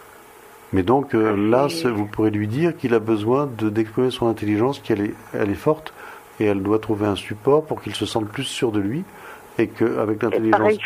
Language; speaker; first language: French; native; French